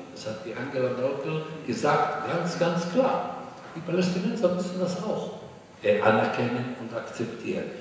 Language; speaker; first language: German; non-native, fluent; Hebrew